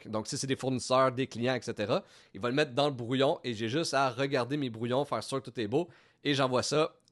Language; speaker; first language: French; native; French